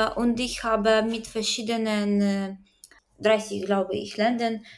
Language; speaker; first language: German; non-native, learner; Ukrainian